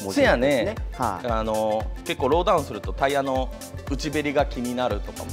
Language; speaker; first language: Japanese; native; Japanese